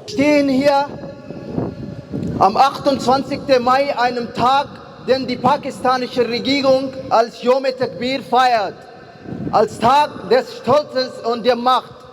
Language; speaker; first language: German; non-native, fluent; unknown